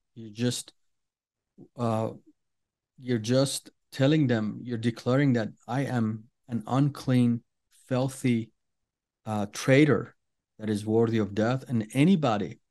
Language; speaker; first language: English; non-native, fluent; Persian